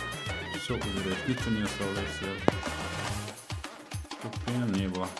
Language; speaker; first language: Russian; non-native, fluent; Tajik